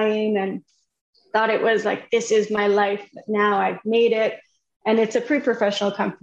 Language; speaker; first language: English; native; English